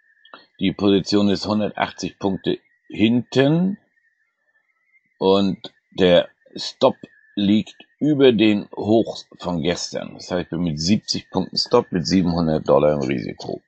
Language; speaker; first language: German; native; German